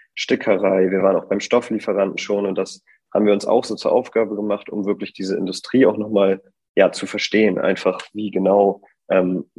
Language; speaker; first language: German; native; German